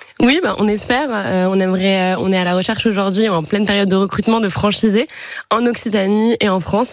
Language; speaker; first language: French; native; French